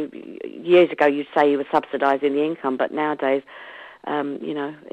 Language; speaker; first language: English; native; English